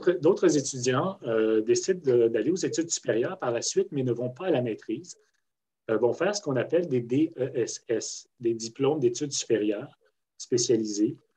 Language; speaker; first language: French; native; French